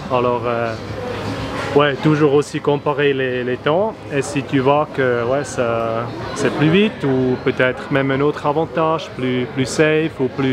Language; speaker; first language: French; non-native, fluent; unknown